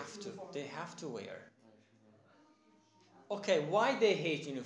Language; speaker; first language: English; non-native, learner; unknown